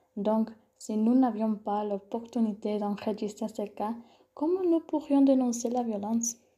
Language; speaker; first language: French; non-native, learner; Spanish